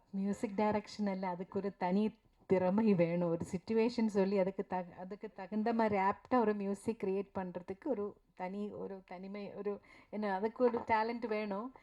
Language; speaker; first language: Tamil; non-native, local second language; Malayalam